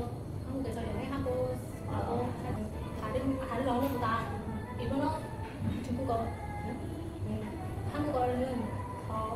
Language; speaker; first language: Korean; non-native, learner; Vietnamese